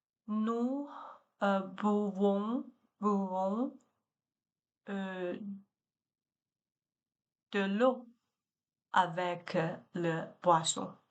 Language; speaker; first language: French; non-native, learner; Chinese